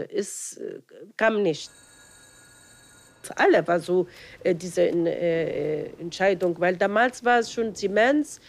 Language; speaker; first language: German; non-native, fluent; Arabic